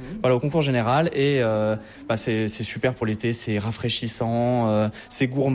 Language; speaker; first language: French; native; French